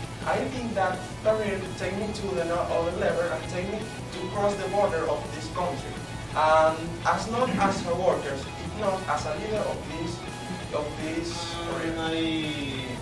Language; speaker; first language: English; non-native, learner; Spanish